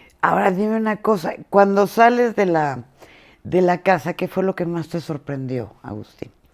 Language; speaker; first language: Spanish; native; Spanish